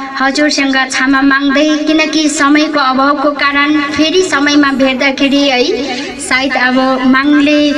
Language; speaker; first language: Nepali; non-native, local second language; Limbu